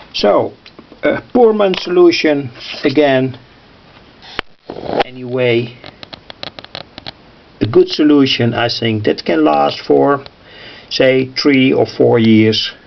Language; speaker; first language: English; non-native, fluent; Dutch